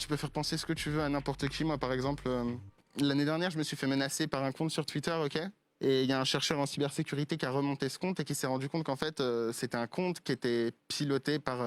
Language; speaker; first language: French; native; French